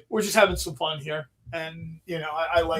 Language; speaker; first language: English; native; English